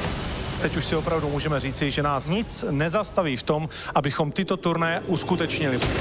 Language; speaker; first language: Czech; native; Czech